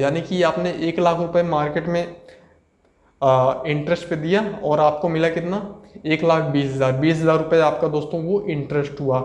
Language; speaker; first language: Hindi; native; Hindi